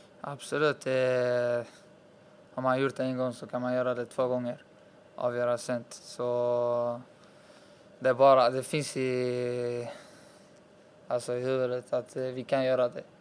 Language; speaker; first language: Swedish; early bilingual, other home language; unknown